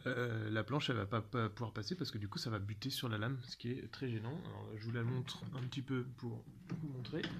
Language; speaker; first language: French; native; French